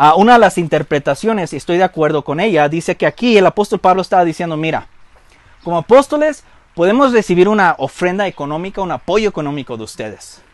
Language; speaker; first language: Spanish; early bilingual, heritage; Spanish